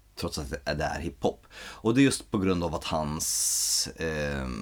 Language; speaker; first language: Swedish; native; Swedish